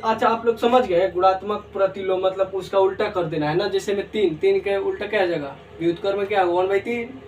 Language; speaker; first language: Hindi; native; Hindi